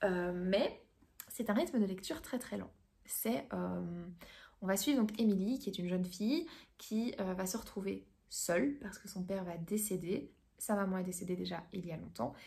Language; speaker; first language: French; native; French